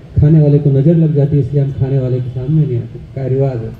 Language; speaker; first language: Hindi; non-native, local second language; Marathi